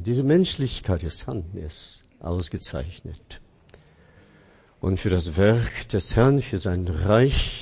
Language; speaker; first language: German; non-native, fluent; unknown